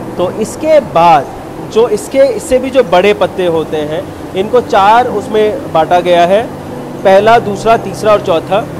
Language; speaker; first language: Hindi; native; Hindi